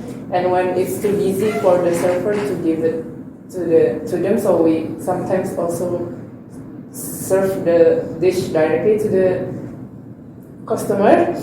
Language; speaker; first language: English; non-native, learner; Indonesian